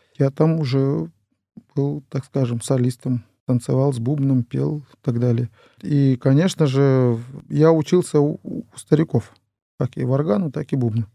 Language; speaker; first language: Russian; non-native, local second language; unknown